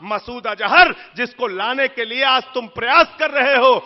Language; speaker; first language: Hindi; native; Hindi